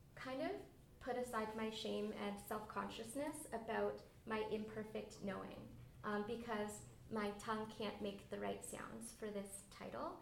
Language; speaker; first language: English; early bilingual, other home language; Bangla